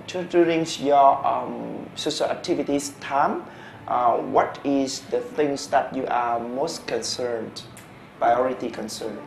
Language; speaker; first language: English; non-native, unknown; Vietnamese